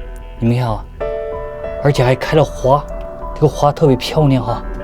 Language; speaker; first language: Chinese; native; Chinese